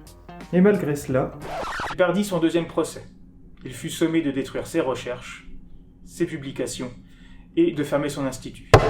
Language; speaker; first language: French; native; French